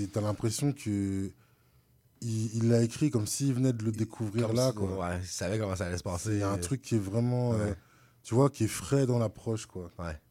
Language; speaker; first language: French; native; French